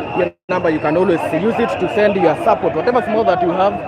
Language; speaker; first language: English; non-native, local second language; Swahili